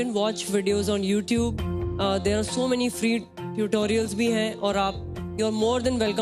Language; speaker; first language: Hindi; native; Hindi